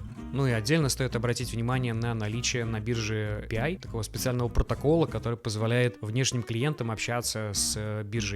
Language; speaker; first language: Russian; native; Russian